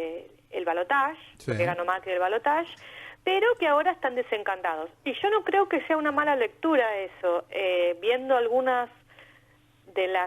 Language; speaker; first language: Spanish; native; Spanish